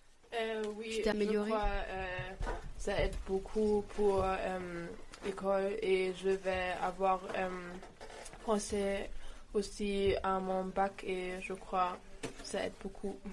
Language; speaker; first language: French; non-native, learner; German